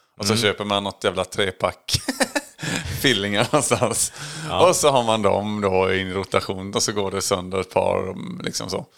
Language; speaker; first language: Swedish; native; Swedish